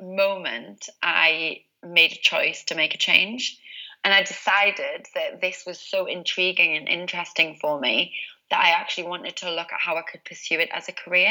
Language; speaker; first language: English; native; English